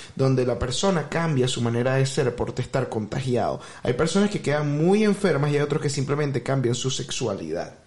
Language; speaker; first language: Spanish; native; Spanish